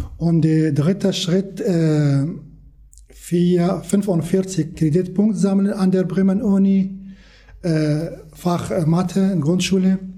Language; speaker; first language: German; non-native, learner; Kurdish